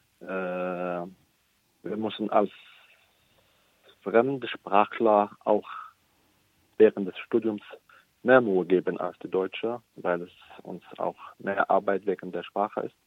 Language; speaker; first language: German; non-native, fluent; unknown